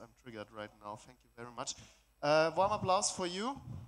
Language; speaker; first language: English; non-native, fluent; German